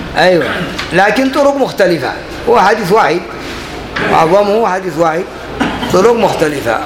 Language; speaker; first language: Arabic; non-native, fluent; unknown